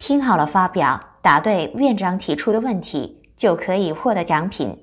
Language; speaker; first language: Chinese; non-native, fluent; Korean